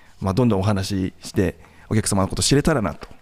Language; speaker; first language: Japanese; native; Japanese